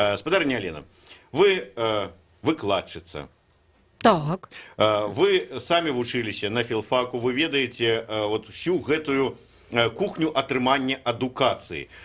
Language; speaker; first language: Belarusian; native; Belarusian